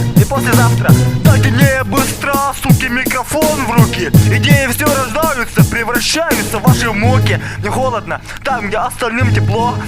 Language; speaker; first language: Russian; non-native, local second language; Yakut